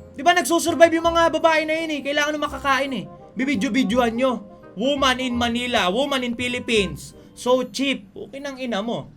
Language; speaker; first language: Filipino; native; Filipino